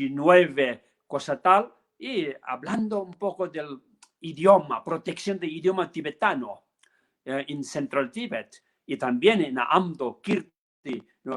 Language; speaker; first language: Spanish; non-native, learner; Tibetan